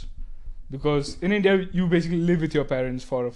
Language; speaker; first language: English; non-native, local second language; Tamil